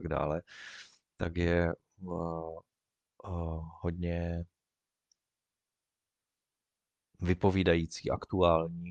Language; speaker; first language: Czech; native; Czech